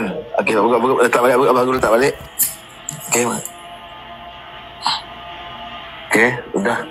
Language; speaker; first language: Malay; native; Malay